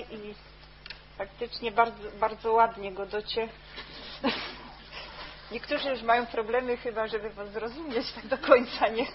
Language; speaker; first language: Polish; native; Polish